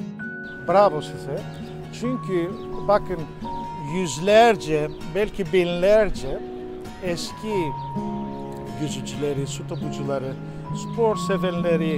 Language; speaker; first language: Turkish; non-native, local second language; Greek